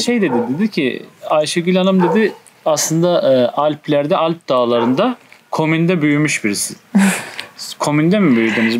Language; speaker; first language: Turkish; native; Turkish